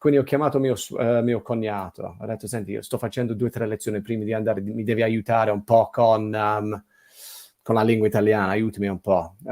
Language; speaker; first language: Italian; non-native, fluent; English